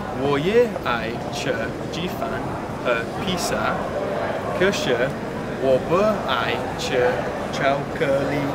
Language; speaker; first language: Chinese; non-native, learner; English